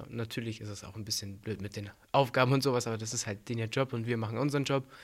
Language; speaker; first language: German; native; German